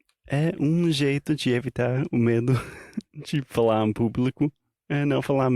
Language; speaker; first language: Portuguese; non-native, fluent; English